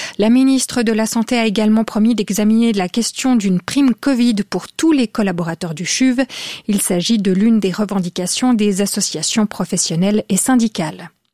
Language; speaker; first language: French; native; French